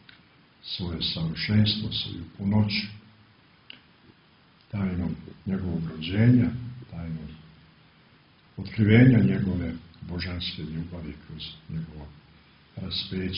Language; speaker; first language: Croatian; native; Croatian